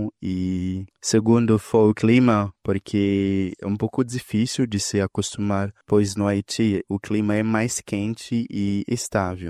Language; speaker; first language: Portuguese; non-native, fluent; Haitian Creole